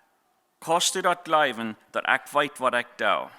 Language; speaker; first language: German; non-native, learner; Plautdietsch